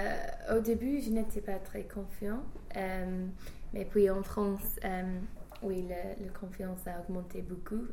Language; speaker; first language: French; non-native, fluent; English